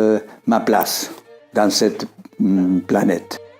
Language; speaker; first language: French; non-native, fluent; Spanish